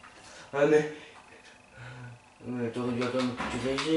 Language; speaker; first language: French; native; French